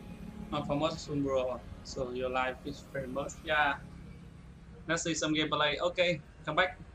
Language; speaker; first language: English; non-native, learner; Vietnamese